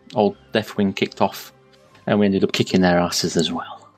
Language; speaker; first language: English; native; English